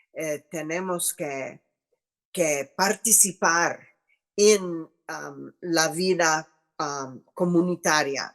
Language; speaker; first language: Spanish; non-native, fluent; English